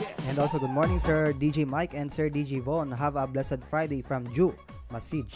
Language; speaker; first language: English; non-native, local second language; Filipino